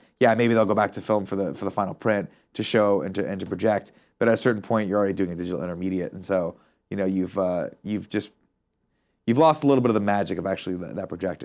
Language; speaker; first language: English; native; English